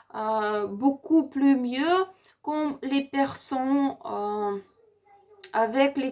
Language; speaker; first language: French; non-native, learner; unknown